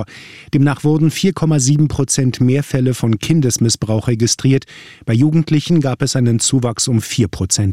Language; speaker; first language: German; native; German